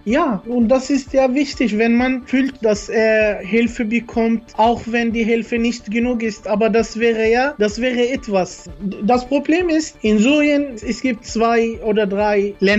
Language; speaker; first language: German; non-native, learner; Arabic